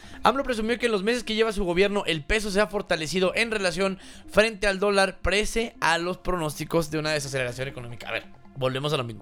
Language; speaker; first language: Spanish; native; Spanish